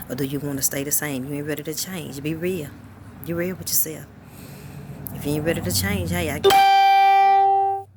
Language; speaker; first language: English; native; English